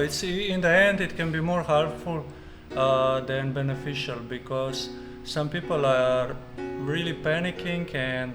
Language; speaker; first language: English; non-native, fluent; Slovenian